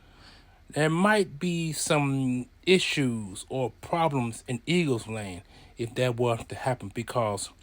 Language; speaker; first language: English; native; English